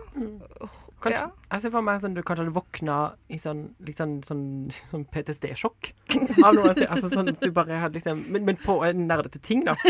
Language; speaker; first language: Norwegian; native; Norwegian